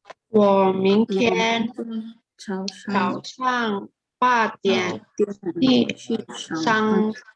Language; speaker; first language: Chinese; non-native, learner; Indonesian